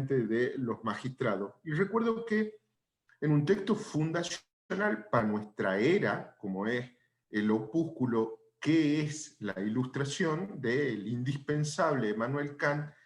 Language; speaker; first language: Spanish; native; Spanish